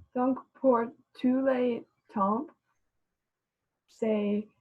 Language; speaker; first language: French; non-native, learner; English